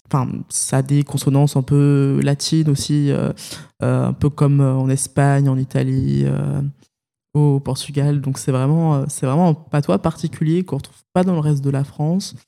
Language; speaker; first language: French; native; French